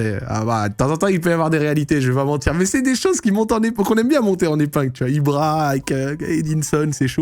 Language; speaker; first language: French; native; French